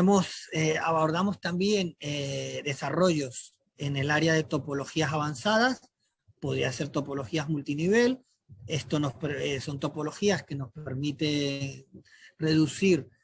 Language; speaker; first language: Spanish; native; Spanish